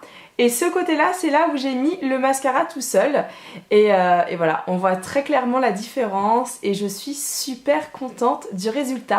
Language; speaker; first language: French; native; French